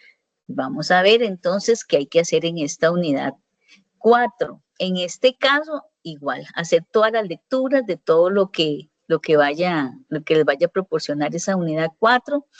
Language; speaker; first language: Spanish; native; Spanish